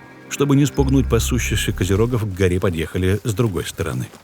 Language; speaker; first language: Russian; native; Russian